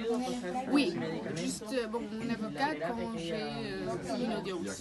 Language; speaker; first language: French; early bilingual, heritage; Spanish